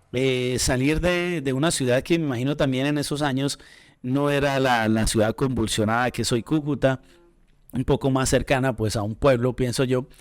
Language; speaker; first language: Spanish; native; Spanish